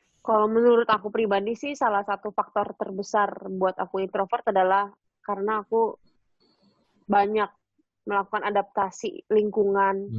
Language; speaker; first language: Indonesian; native; Indonesian